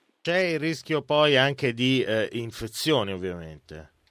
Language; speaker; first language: Italian; native; Italian